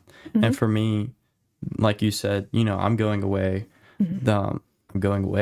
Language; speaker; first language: English; native; English